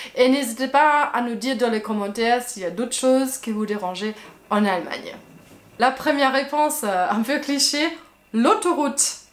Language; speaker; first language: French; non-native, fluent; German